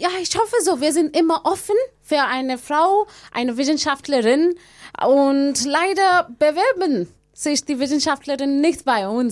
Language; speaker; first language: German; non-native, learner; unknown